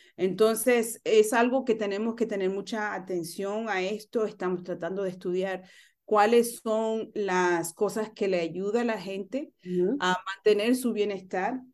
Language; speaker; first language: Spanish; early bilingual, heritage; Spanish